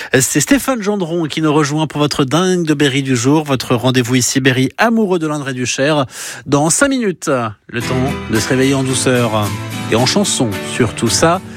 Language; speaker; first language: French; native; French